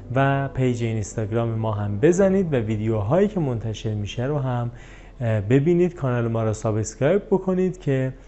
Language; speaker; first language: Persian; native; Persian